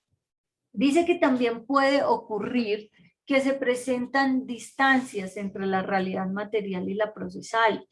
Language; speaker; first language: Spanish; native; Spanish